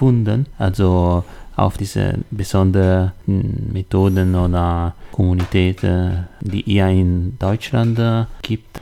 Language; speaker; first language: German; non-native, learner; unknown